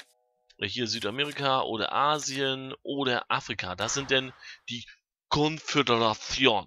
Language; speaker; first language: German; native; German